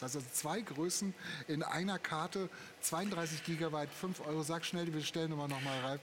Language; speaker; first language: German; native; German